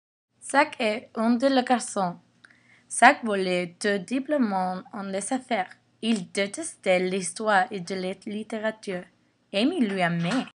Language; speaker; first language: French; non-native, learner; English